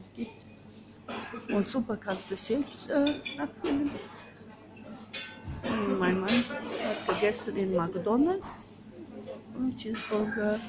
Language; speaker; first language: German; non-native, learner; Russian